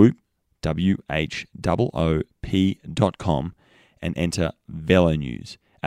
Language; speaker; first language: English; native; English